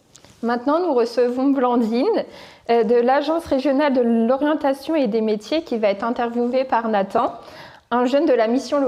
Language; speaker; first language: French; native; French